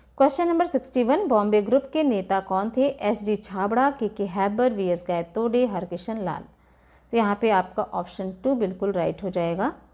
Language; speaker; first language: Hindi; native; Hindi